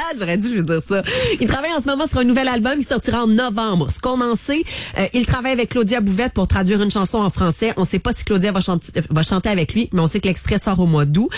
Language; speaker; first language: French; native; French